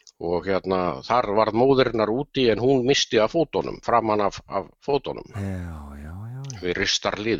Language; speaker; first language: Icelandic; native; Icelandic